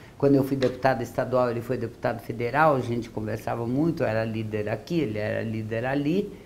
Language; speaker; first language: Portuguese; early bilingual, other home language; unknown